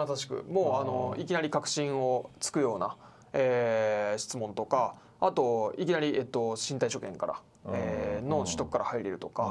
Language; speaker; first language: Japanese; native; Japanese